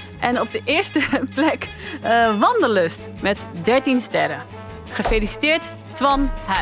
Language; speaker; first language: Dutch; native; Dutch